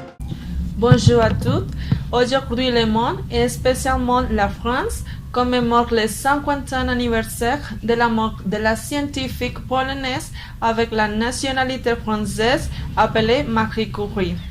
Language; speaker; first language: French; non-native, learner; Spanish